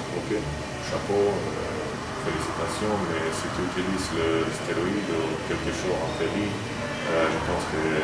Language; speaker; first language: French; non-native, fluent; Croatian